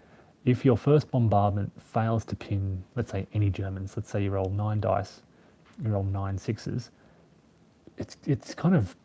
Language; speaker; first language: English; native; English